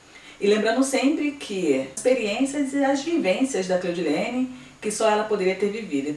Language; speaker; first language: Portuguese; native; Portuguese